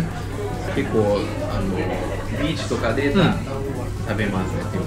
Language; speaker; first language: Japanese; non-native, fluent; Portuguese